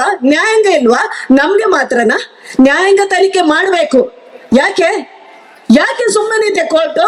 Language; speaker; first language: Kannada; native; Kannada